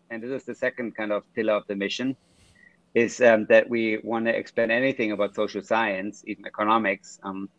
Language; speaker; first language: English; non-native, fluent; German